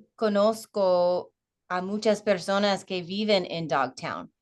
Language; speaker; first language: Spanish; non-native, learner; English